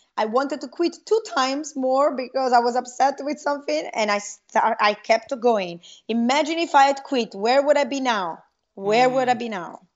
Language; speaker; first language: English; non-native, fluent; Italian